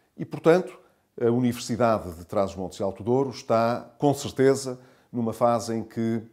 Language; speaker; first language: Portuguese; native; Portuguese